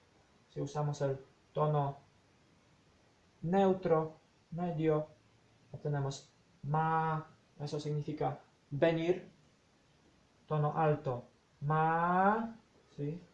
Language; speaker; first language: Spanish; non-native, fluent; Polish